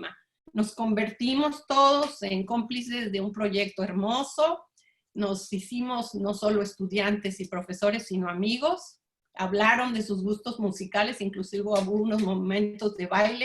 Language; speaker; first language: Spanish; native; Spanish